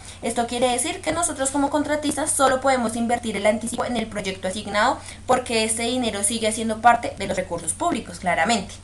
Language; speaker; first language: Spanish; native; Spanish